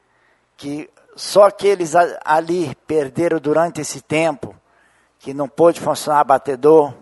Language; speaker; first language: Portuguese; native; Portuguese